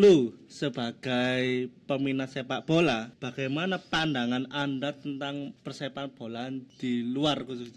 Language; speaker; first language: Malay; non-native, local second language; Javanese